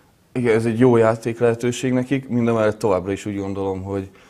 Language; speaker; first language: Hungarian; native; Hungarian